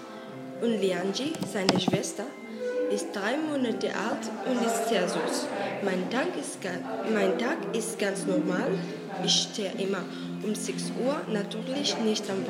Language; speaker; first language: German; non-native, learner; Spanish